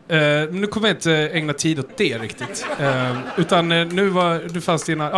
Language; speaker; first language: Swedish; native; Swedish